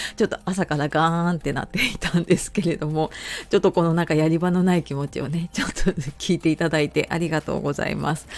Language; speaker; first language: Japanese; native; Japanese